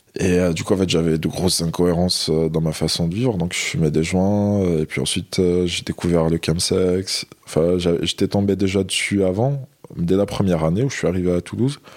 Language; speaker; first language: French; non-native, local second language; Arabic